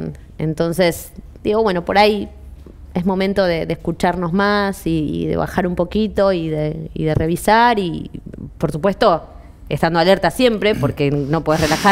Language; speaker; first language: Spanish; native; Spanish